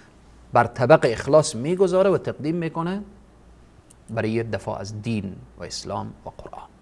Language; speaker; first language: Persian; native; Persian